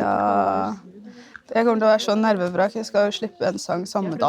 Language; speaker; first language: Norwegian; native; Norwegian